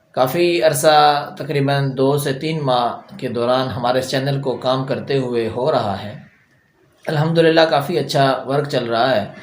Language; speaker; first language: Urdu; native; Urdu